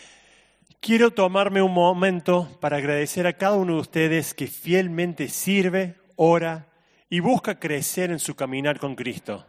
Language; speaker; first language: Spanish; native; Spanish